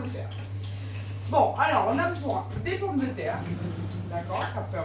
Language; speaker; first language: French; non-native, fluent; Portuguese